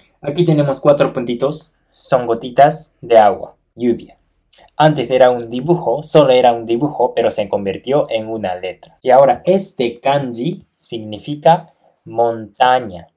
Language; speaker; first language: Spanish; non-native, fluent; Japanese